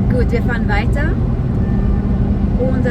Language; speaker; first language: German; native; German